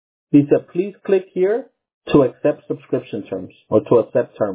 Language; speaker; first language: English; early bilingual, other home language; Spanish